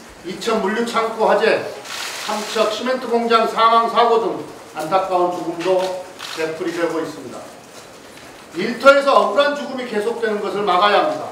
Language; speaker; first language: Korean; native; Korean